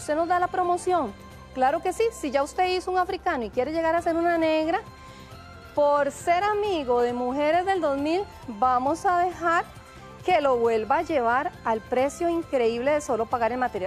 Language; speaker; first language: Spanish; native; Spanish